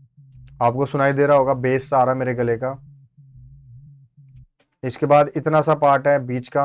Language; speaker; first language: Hindi; native; Hindi